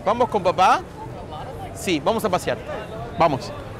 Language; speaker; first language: Spanish; native; Spanish